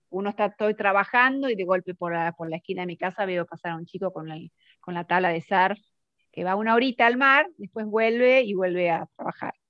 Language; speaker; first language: Spanish; native; Spanish